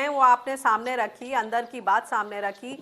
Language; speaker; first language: Hindi; native; Hindi